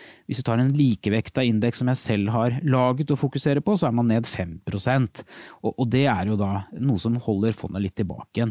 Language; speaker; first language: Norwegian; native; Norwegian